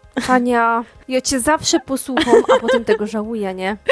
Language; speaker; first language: Polish; native; Polish